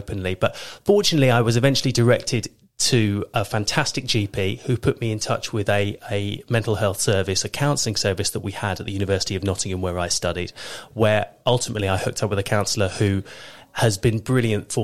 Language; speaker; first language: English; native; English